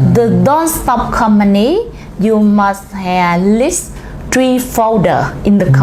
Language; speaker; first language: English; non-native, learner; Vietnamese